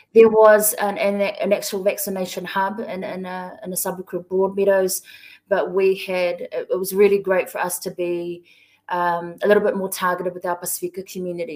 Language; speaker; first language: English; native; English